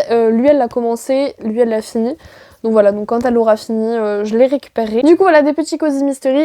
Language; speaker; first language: French; native; French